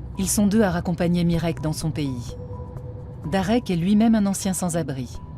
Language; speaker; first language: French; native; French